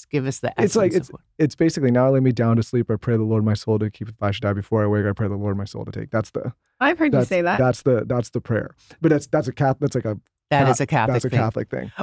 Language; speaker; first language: English; native; English